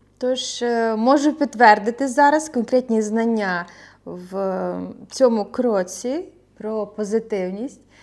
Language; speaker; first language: Ukrainian; non-native, local second language; Russian